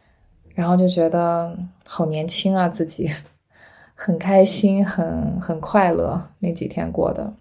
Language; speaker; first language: Chinese; native; Chinese